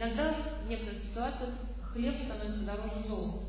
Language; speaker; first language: Russian; native; Russian